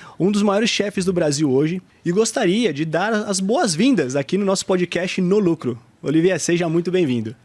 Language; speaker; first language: Portuguese; native; Portuguese